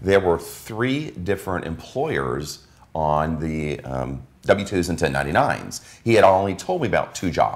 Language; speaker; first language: English; native; English